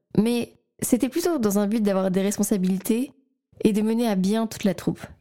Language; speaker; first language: French; native; French